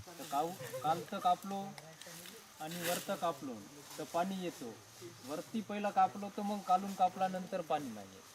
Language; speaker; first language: Marathi; non-native, local second language; Gondi